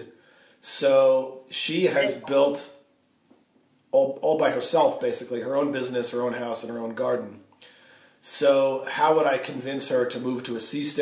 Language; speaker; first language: English; native; English